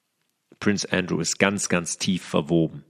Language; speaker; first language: German; native; German